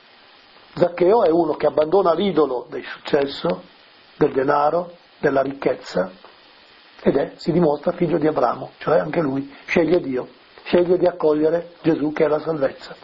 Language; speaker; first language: Italian; native; Italian